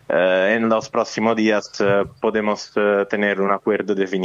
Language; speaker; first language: Spanish; non-native, fluent; Italian